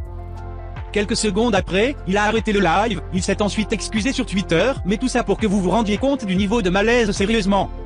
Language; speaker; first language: French; native; French